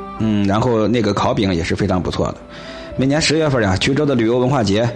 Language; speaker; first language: Chinese; native; Chinese